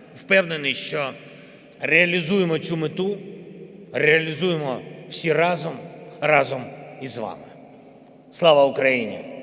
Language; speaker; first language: Ukrainian; non-native, local second language; Russian